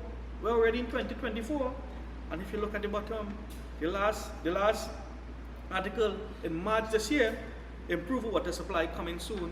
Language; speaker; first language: English; native; English